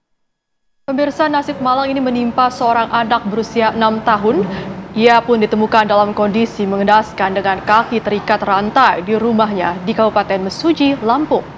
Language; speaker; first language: Indonesian; native; Indonesian